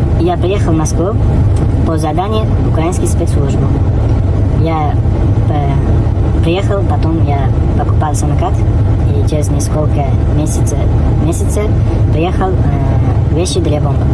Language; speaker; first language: Russian; non-native, learner; Uzbek